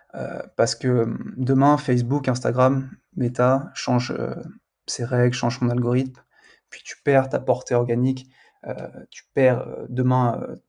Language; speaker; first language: French; native; French